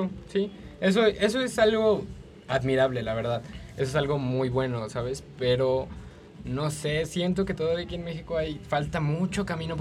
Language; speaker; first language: Spanish; native; Spanish